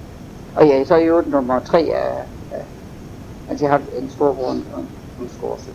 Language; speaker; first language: Danish; native; Danish